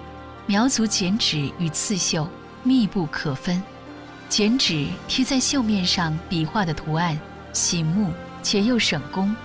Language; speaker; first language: Chinese; native; Chinese